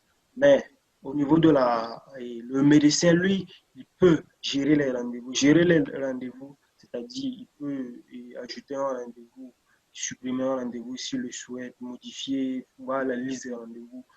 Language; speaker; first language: French; non-native, local second language; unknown